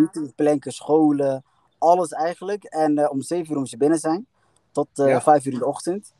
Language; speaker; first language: Dutch; early bilingual, other home language; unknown